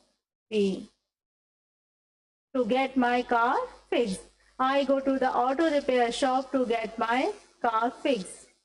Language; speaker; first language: English; non-native, local second language; Hindi